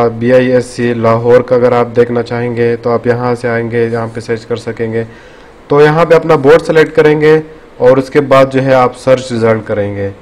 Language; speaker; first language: Urdu; native; Urdu